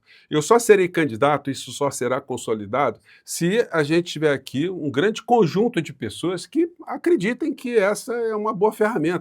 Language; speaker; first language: Portuguese; native; Portuguese